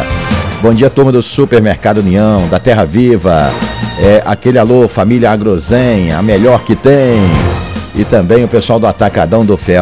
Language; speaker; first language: Portuguese; native; Portuguese